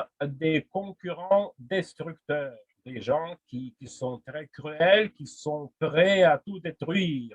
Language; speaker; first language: French; non-native, fluent; Russian